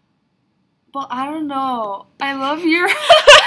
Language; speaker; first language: English; non-native, fluent; Korean